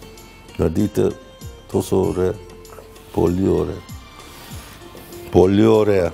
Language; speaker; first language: Greek; non-native, learner; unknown